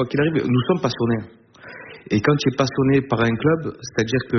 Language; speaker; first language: French; native; French